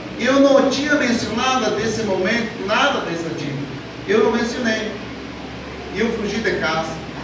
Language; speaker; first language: Portuguese; non-native, fluent; Spanish